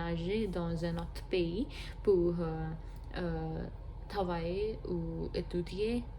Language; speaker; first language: French; non-native, learner; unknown